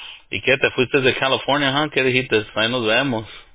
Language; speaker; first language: Spanish; early bilingual, heritage; Spanish